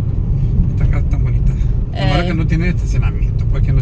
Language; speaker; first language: Spanish; native; Spanish